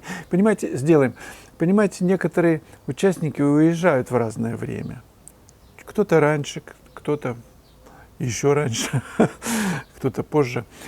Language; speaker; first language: Russian; native; Russian